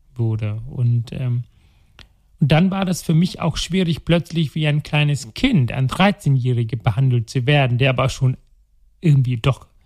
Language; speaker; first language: German; non-native, local second language; Tamil